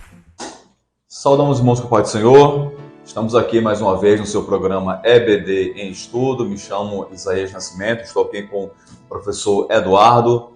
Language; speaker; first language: Portuguese; native; Portuguese